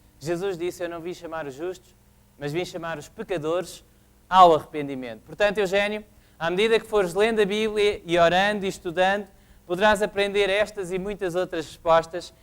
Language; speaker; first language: Portuguese; native; Portuguese